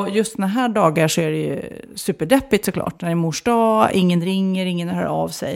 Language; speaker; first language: Swedish; native; Swedish